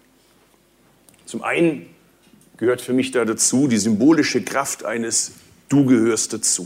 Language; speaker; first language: German; early bilingual, other home language; Turkish